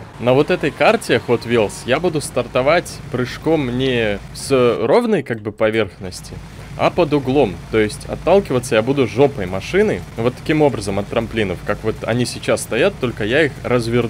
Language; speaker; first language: Russian; native; Russian